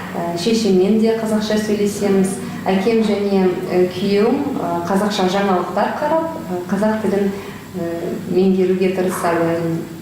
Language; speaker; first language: Kazakh; non-native, local second language; Russian